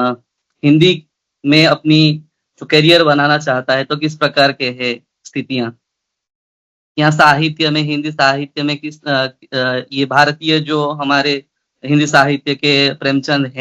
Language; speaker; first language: Hindi; non-native, local second language; Odia